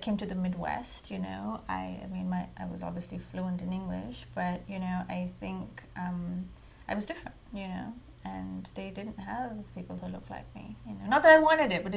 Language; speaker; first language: English; non-native, local second language; Hindi